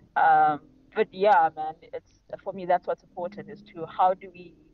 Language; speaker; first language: English; non-native, local second language; Xhosa